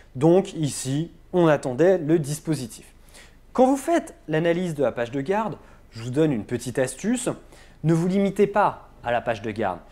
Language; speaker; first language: French; native; French